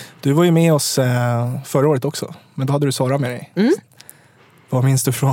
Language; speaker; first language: Swedish; native; Swedish